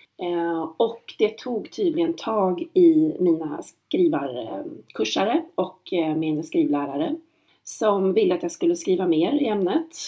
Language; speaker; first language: Swedish; native; Swedish